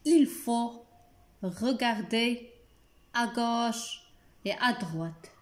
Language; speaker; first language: French; non-native, local second language; Arabic